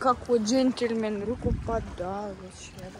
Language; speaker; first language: Russian; native; Russian